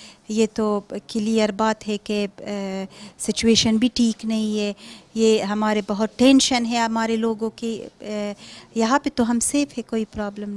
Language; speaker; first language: Hindi; non-native, fluent; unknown